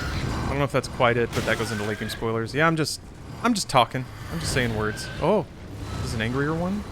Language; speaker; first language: English; native; English